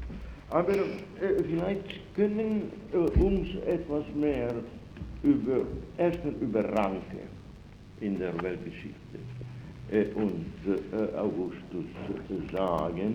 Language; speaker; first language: German; non-native, fluent; Italian